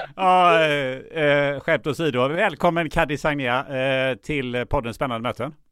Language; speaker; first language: Swedish; non-native, local second language; German